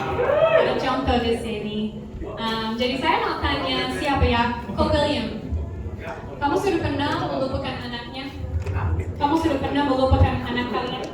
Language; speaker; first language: Indonesian; non-native, fluent; English